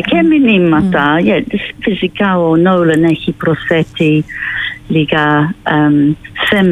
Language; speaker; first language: Greek; non-native, fluent; English